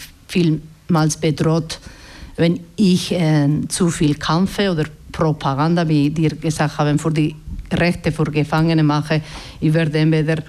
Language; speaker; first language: German; non-native, fluent; Basque